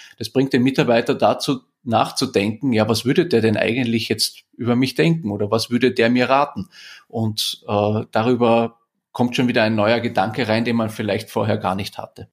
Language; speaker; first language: German; native; German